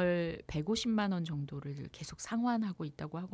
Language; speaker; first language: Korean; native; Korean